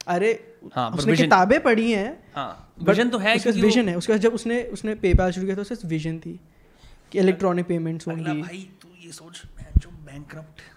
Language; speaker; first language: Hindi; native; Hindi